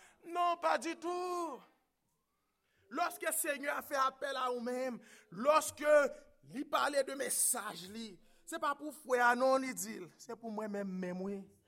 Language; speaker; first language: French; native; French